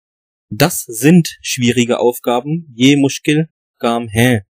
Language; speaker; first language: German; non-native, fluent; Urdu